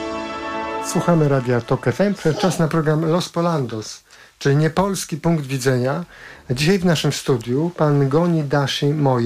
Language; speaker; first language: Polish; native; Polish